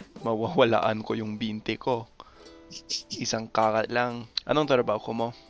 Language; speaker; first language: Filipino; non-native, fluent; English